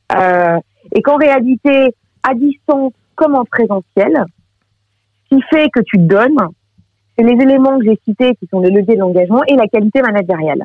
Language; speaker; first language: French; native; French